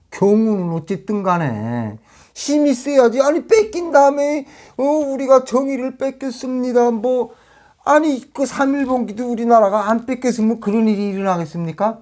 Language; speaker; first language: Korean; native; Korean